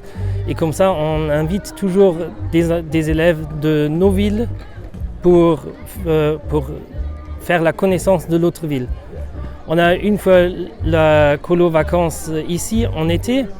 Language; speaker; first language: French; non-native, fluent; German